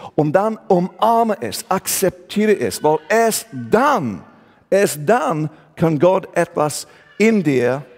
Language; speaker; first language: German; non-native, fluent; English